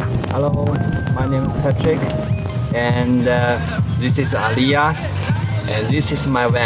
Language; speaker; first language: English; non-native, fluent; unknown